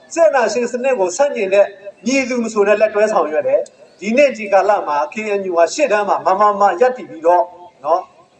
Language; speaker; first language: Burmese; non-native, local second language; S'gaw Karen